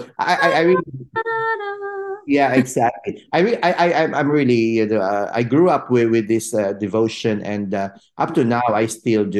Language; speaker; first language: English; non-native, local second language; Filipino